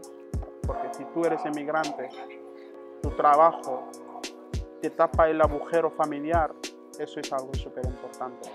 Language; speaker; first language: Spanish; non-native, fluent; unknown